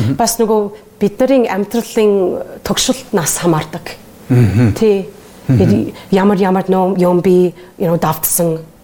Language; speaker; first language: Mongolian; non-native, learner; English